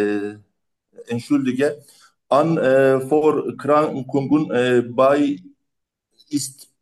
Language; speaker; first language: German; non-native, learner; Turkish